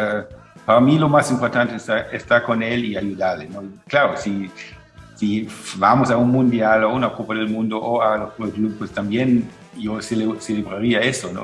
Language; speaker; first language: Spanish; non-native, fluent; German